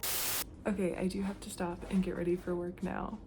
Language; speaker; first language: English; native; English